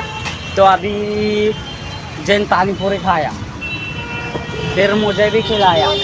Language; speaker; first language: Hindi; non-native, local second language; Mizo